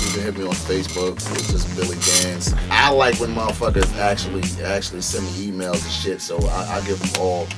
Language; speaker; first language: English; native; English